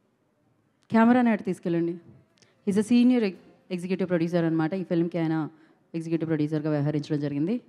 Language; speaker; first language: Telugu; native; Telugu